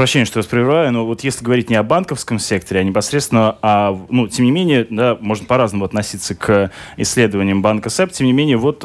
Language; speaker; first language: Russian; native; Russian